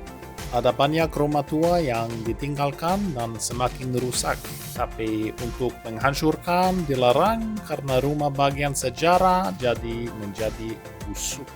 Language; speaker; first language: Indonesian; non-native, fluent; Norwegian